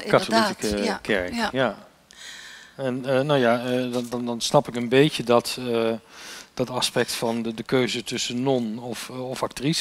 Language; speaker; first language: Dutch; native; Dutch